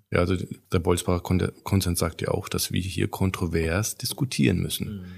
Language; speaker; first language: German; early bilingual, other home language; Turkish